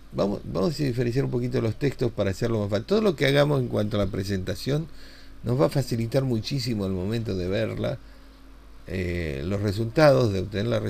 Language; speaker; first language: Spanish; native; Spanish